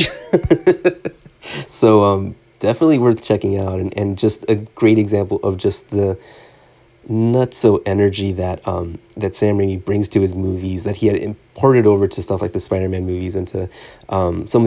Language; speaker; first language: English; native; English